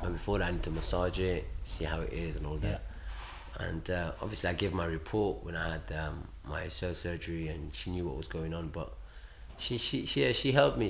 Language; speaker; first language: English; early bilingual, other home language; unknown